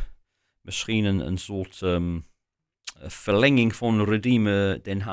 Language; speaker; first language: Dutch; non-native, fluent; English